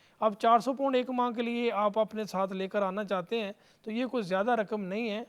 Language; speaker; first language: Urdu; native; Urdu